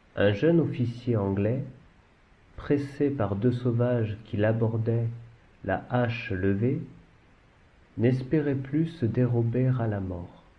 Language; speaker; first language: French; native; French